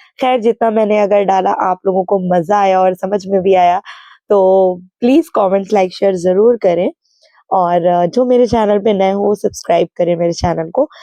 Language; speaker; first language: Hindi; native; Hindi